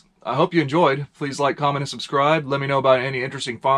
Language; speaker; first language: English; native; English